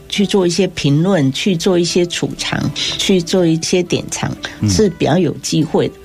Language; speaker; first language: Chinese; native; Chinese